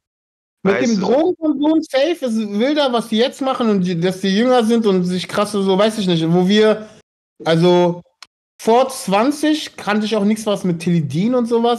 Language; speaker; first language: German; native; German